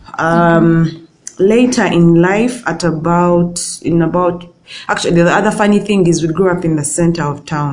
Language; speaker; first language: English; non-native, local second language; Ganda